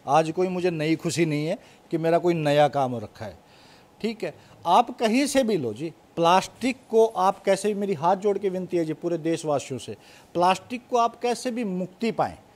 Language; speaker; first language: Hindi; native; Hindi